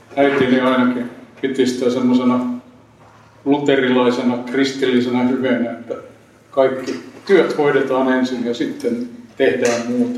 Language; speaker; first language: Finnish; native; Finnish